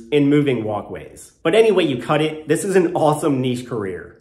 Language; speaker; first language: English; native; English